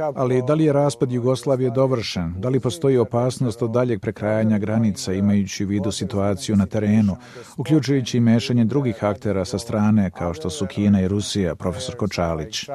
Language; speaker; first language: Bosnian; native; Bosnian